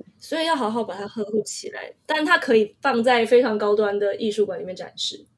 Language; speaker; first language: Chinese; early bilingual, heritage; Chinese